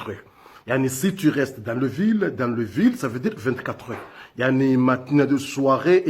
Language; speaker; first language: French; non-native, local second language; Comorian